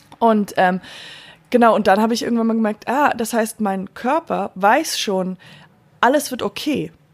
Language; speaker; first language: German; non-native, fluent; English